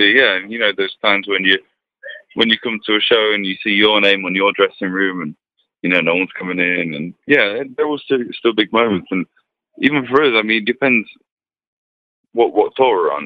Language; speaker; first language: English; native; English